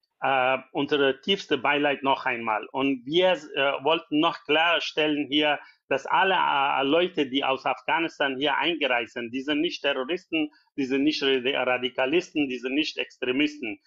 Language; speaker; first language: German; non-native, learner; Persian